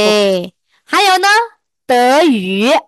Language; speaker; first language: Chinese; non-native, fluent; Indonesian